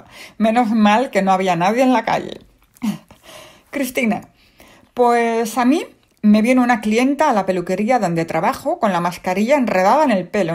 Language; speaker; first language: Spanish; native; Spanish